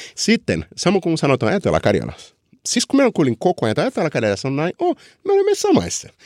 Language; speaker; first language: Finnish; non-native, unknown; Portuguese